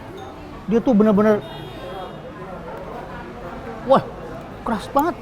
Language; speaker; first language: Indonesian; native; Indonesian